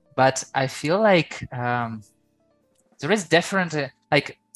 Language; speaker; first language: English; non-native, fluent; Ukrainian